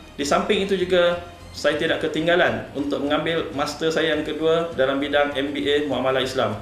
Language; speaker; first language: Malay; non-native, local second language; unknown